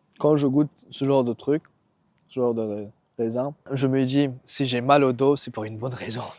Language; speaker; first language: French; non-native, fluent; Persian